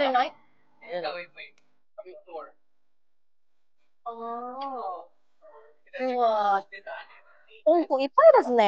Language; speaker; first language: Japanese; non-native, learner; Filipino